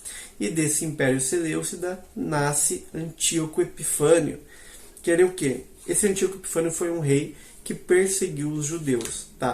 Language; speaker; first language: Portuguese; native; Portuguese